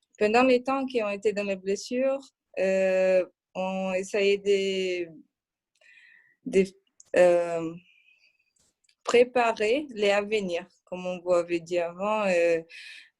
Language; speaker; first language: French; non-native, fluent; Portuguese